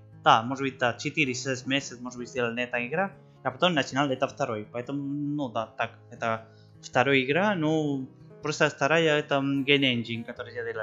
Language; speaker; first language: Russian; non-native, learner; Spanish